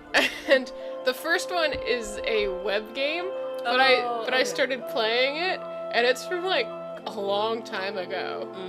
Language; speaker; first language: English; native; English